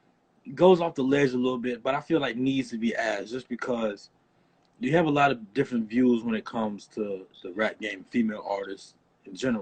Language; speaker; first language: English; native; English